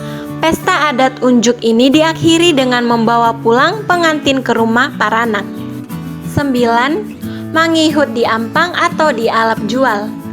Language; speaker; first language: Indonesian; native; Indonesian